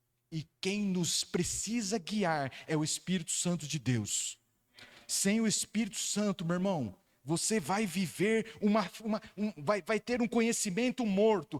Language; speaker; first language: Portuguese; native; Portuguese